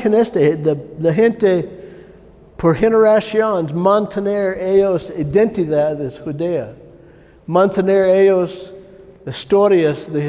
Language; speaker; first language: Spanish; non-native, learner; English